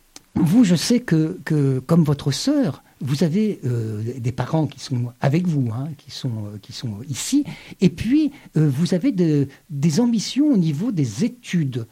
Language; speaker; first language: French; native; French